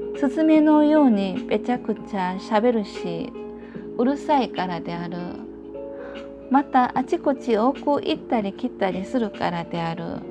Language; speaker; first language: Japanese; non-native, learner; Korean